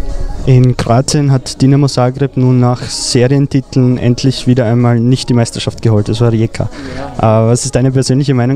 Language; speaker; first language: German; native; German